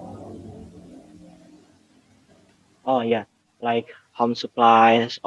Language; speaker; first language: English; non-native, learner; Indonesian